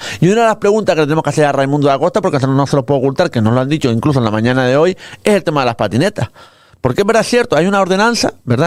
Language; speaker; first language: Spanish; native; Spanish